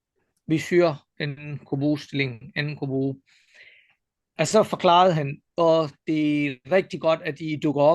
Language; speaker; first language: Danish; non-native, fluent; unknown